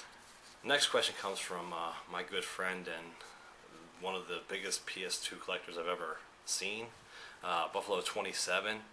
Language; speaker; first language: English; early bilingual, other home language; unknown